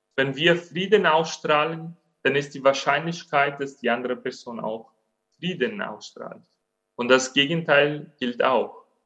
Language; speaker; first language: German; non-native, fluent; Portuguese